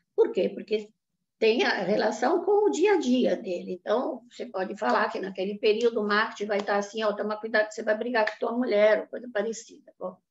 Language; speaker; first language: Portuguese; non-native, fluent; Italian